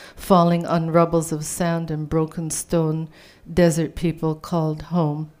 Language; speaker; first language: English; native; English